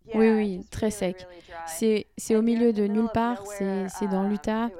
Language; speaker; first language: French; non-native, fluent; English